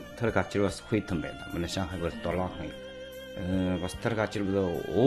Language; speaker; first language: Mongolian; non-native, local second language; Chinese